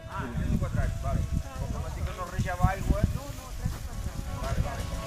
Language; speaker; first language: Catalan; native; Catalan